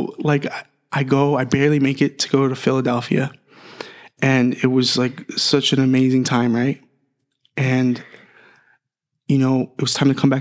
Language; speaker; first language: English; native; English